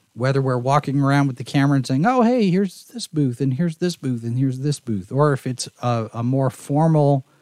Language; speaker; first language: English; native; English